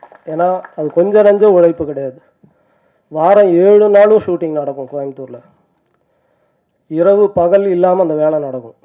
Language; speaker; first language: Tamil; native; Tamil